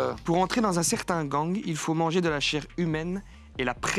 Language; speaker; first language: French; native; French